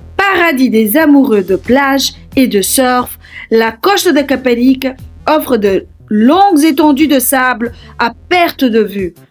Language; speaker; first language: French; early bilingual, other home language; Portuguese